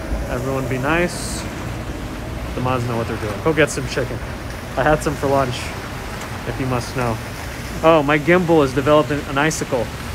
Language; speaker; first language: English; early bilingual, other home language; Russian